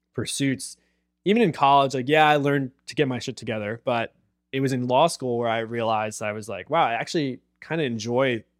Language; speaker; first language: English; native; English